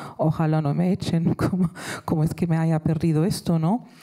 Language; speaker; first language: Spanish; non-native, fluent; German